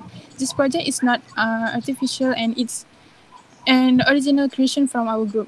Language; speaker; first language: English; non-native, local second language; Malay